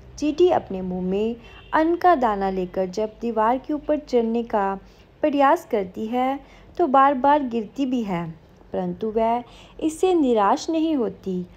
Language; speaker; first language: Hindi; non-native, local second language; Punjabi